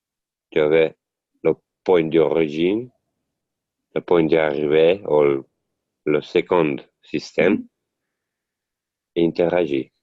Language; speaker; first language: French; non-native, learner; Italian